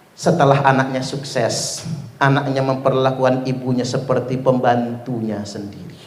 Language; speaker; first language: Indonesian; non-native, local second language; Malay